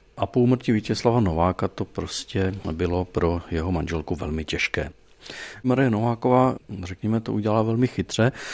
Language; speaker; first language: Czech; native; Czech